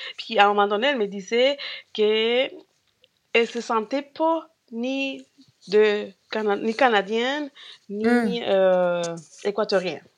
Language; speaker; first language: French; non-native, fluent; Spanish